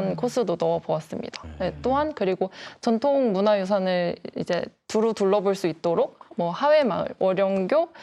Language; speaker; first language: Korean; native; Korean